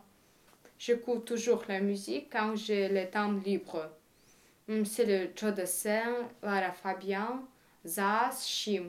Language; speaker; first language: French; non-native, fluent; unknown